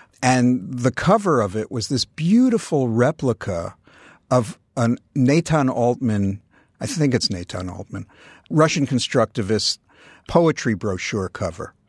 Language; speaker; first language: English; native; English